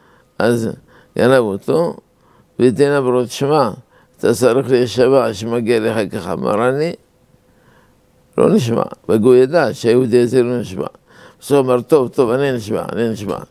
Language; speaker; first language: Hebrew; non-native, fluent; Arabic